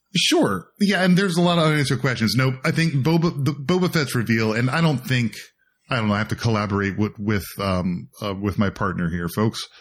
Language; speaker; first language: English; native; English